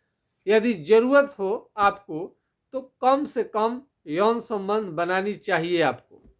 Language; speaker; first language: Hindi; non-native, local second language; Bhojpuri